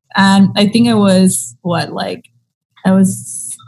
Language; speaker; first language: English; early bilingual, other home language; Thai